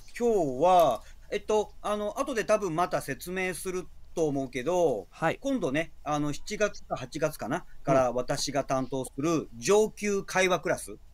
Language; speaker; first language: Japanese; native; Japanese